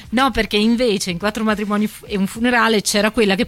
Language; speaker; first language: Italian; native; Italian